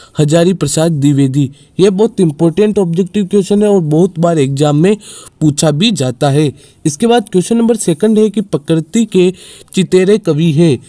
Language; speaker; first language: Hindi; native; Hindi